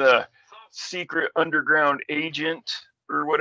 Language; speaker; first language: English; native; English